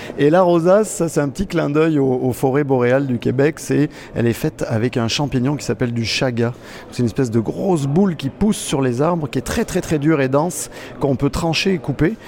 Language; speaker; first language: French; native; French